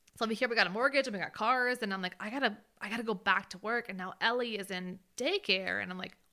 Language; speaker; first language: English; native; English